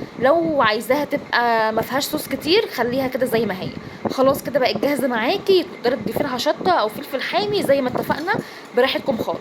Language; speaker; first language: Arabic; native; Arabic